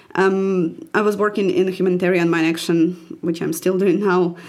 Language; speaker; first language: English; non-native, fluent; Ukrainian